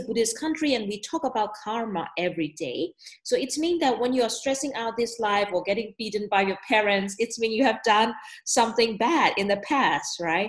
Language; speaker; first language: English; non-native, learner; Burmese